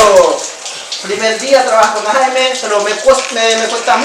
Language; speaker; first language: Spanish; non-native, learner; Haitian Creole